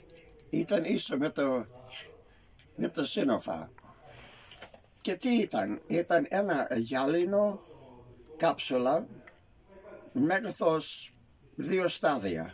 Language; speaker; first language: Greek; early bilingual, heritage; Greek